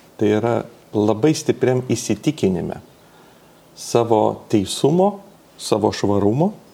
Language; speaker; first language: Lithuanian; native; Lithuanian